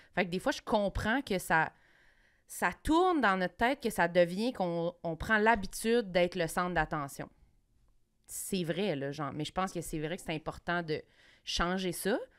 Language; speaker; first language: French; native; French